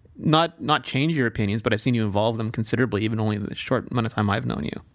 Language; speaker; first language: English; native; English